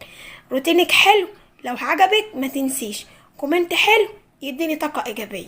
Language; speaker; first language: Arabic; native; Arabic